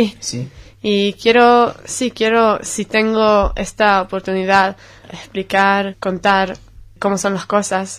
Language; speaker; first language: Spanish; non-native, fluent; Hebrew